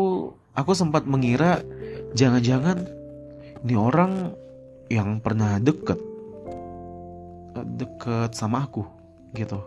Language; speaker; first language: Indonesian; native; Indonesian